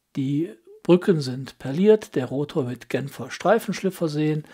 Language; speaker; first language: German; native; German